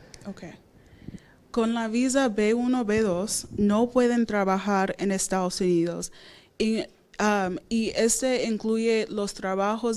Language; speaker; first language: Spanish; non-native, fluent; English